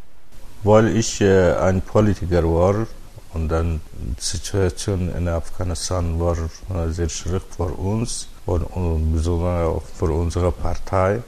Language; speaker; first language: German; non-native, learner; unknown